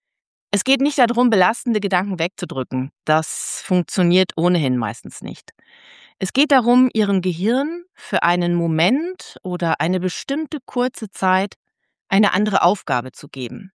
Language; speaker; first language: German; native; German